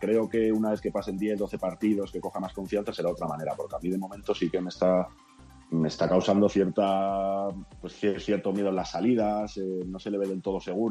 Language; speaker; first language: Spanish; native; Spanish